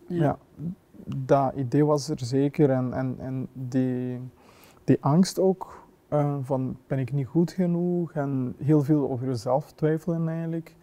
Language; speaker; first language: Dutch; non-native, fluent; Kinyarwanda